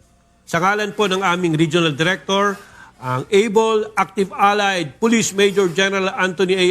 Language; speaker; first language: Filipino; native; Filipino